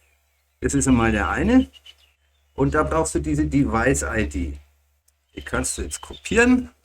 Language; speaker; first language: German; native; German